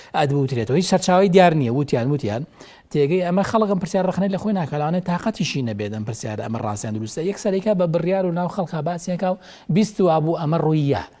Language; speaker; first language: Central Kurdish; native; Central Kurdish